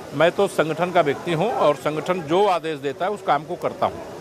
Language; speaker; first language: Hindi; native; Hindi